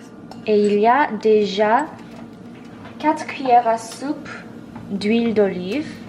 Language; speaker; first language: French; non-native, learner; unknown